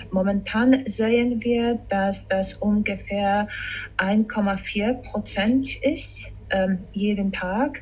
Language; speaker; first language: German; non-native, fluent; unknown